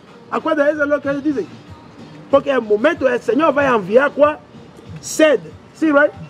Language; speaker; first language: Spanish; non-native, learner; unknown